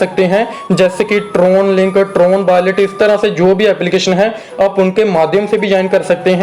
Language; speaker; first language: Hindi; native; Hindi